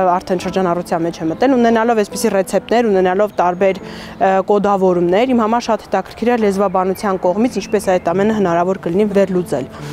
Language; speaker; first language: Armenian; native; Armenian